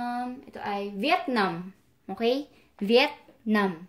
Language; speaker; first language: Korean; non-native, fluent; Filipino